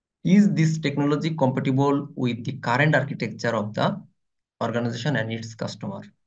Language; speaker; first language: English; non-native, local second language; Bangla